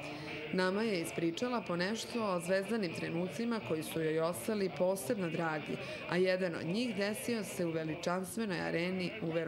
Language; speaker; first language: Serbian; native; Serbian